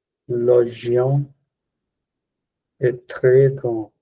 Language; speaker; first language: French; non-native, learner; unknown